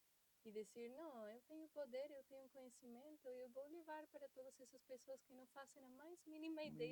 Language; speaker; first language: Portuguese; non-native, fluent; Spanish